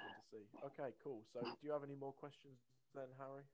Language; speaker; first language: English; native; English